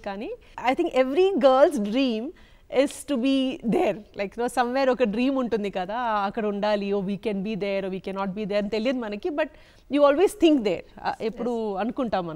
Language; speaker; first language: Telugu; non-native, local second language; Malayalam